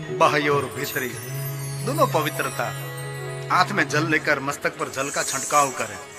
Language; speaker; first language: Hindi; non-native, local second language; Gujarati